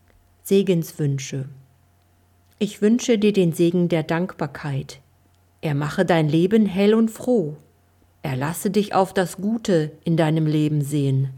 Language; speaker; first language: German; native; German